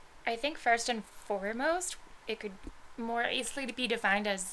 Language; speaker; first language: English; native; English